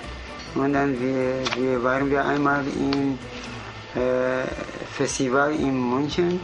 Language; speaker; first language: German; non-native, fluent; Kurdish